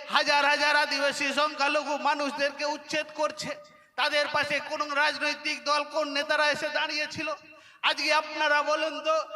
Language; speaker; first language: Bangla; non-native, local second language; Santali